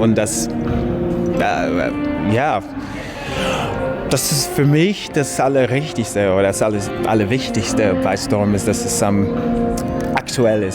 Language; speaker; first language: German; non-native, fluent; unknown